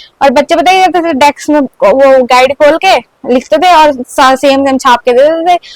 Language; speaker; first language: Hindi; non-native, local second language; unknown